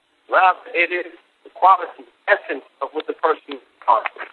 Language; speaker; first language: English; native; English